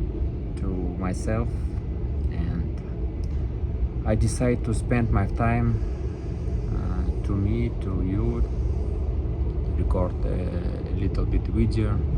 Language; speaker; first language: English; non-native, learner; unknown